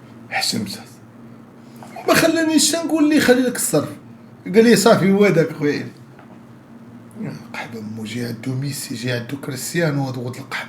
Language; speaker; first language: Arabic; native; Arabic